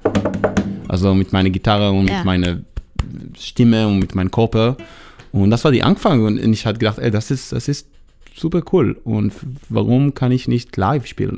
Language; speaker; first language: German; non-native, learner; Hebrew